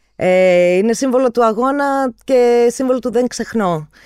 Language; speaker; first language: Greek; native; Greek